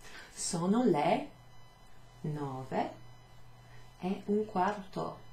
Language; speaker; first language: Italian; non-native, fluent; English